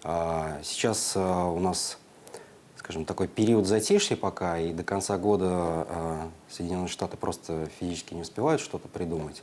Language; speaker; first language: Russian; native; Russian